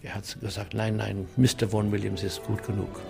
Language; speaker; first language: German; non-native, learner; English